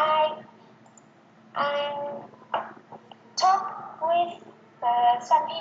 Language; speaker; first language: English; non-native, learner; Vietnamese